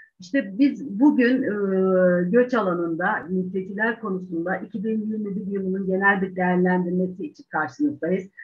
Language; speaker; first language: Turkish; native; Turkish